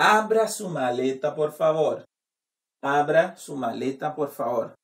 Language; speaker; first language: Spanish; non-native, fluent; Haitian Creole